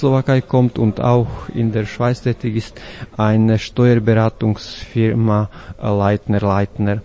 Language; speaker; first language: German; non-native, fluent; Slovak